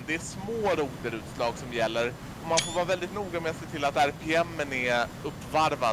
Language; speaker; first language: Swedish; native; Swedish